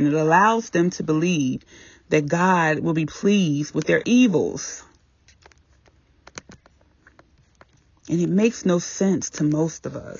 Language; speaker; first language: English; native; English